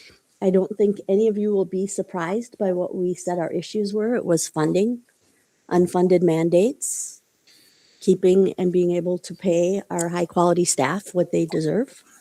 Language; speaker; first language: English; native; English